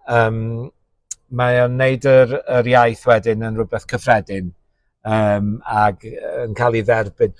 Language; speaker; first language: Welsh; native; Welsh